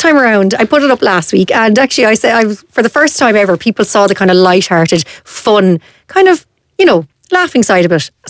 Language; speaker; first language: English; native; English